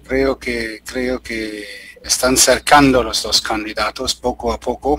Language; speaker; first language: Spanish; non-native, learner; German